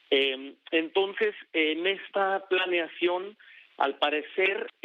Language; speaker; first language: Spanish; native; Spanish